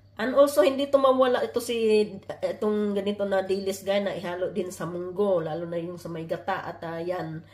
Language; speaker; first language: Filipino; non-native, local second language; Cebuano